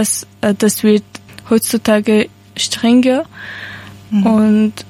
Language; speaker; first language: German; non-native, learner; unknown